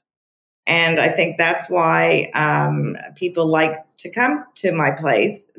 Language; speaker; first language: English; non-native, fluent; French